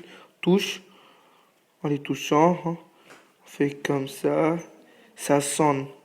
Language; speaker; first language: French; non-native, fluent; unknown